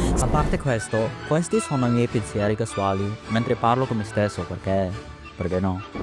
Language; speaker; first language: Italian; non-native, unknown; Filipino